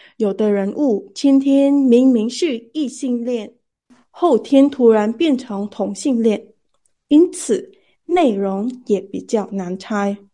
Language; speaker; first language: Chinese; non-native, learner; Vietnamese